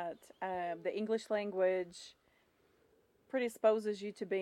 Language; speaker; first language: English; non-native, fluent; Russian